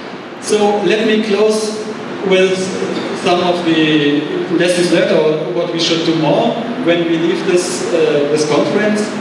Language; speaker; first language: English; non-native, fluent; German